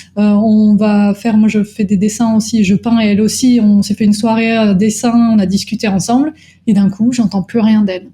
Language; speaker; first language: French; native; French